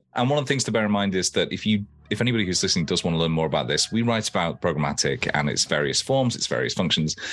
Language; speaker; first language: English; native; English